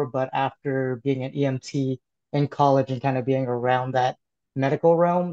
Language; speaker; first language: English; native; English